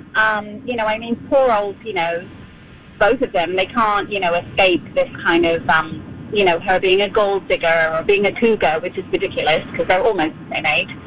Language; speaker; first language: English; native; English